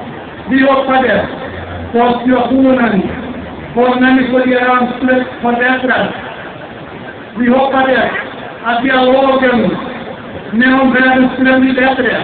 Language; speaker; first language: Swedish; non-native, fluent; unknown